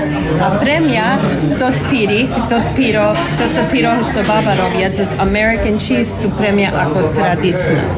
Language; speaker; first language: Slovak; early bilingual, heritage; English